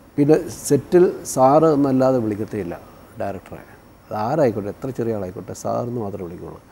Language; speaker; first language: Malayalam; native; Malayalam